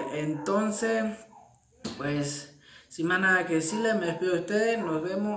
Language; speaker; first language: Spanish; non-native, local second language; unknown